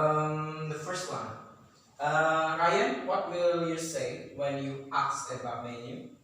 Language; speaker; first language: English; non-native, learner; Indonesian